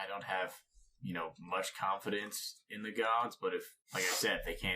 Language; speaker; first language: English; native; English